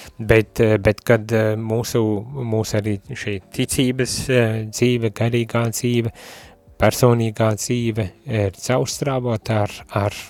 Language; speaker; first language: Latvian; native; Latvian